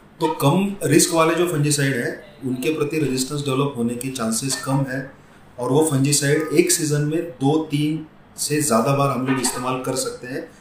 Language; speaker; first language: Hindi; non-native, local second language; Marathi